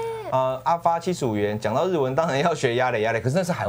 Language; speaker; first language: Chinese; native; Chinese